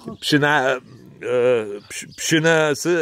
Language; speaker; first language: Turkish; non-native, learner; Abkhazian